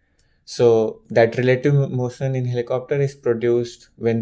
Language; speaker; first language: English; non-native, local second language; Hindi